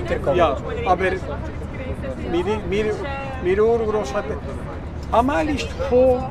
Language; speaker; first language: German; early bilingual, heritage; Spanish